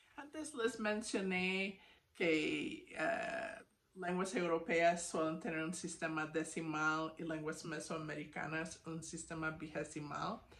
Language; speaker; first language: Spanish; non-native, fluent; English